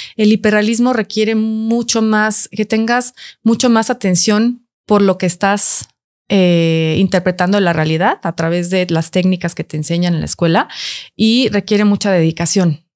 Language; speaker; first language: Spanish; native; Spanish